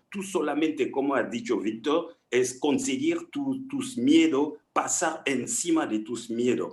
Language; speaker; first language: Spanish; non-native, fluent; French